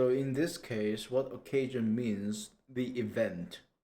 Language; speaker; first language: English; non-native, learner; Japanese